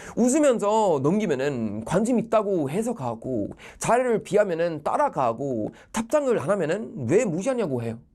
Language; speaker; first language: Korean; non-native, fluent; Swedish